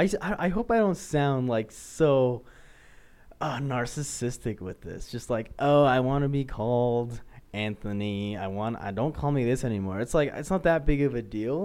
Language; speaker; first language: English; native; English